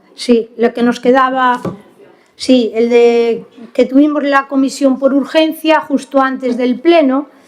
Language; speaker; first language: Spanish; non-native, local second language; Galician